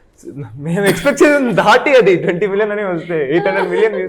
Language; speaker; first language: Telugu; non-native, local second language; Tamil